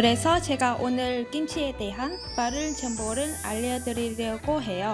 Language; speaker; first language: Korean; non-native, fluent; Vietnamese